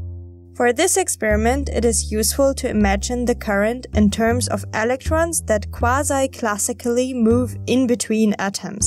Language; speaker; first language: English; non-native, fluent; German